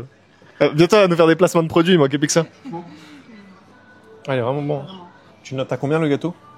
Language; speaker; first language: French; native; French